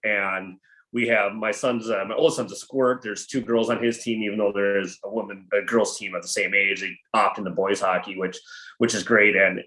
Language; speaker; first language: English; native; English